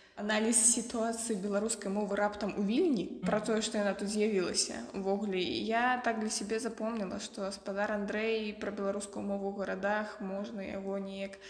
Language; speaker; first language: Belarusian; non-native, local second language; Russian